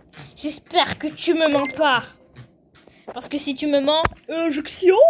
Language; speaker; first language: French; native; French